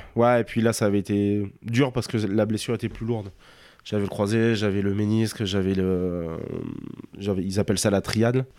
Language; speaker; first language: French; native; French